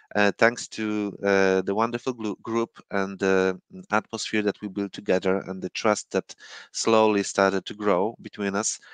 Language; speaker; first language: English; non-native, fluent; Polish